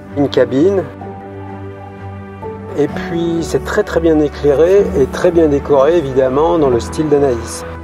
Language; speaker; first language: French; native; French